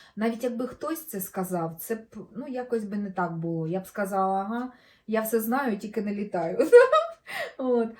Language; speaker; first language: Ukrainian; non-native, local second language; Russian